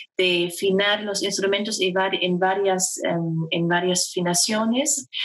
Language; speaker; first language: Spanish; non-native, fluent; German